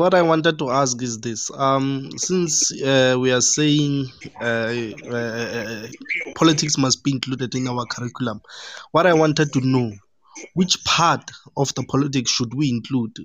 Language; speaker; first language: English; non-native, local second language; Northern Sotho